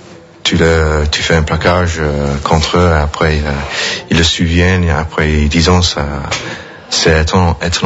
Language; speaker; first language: French; non-native, fluent; English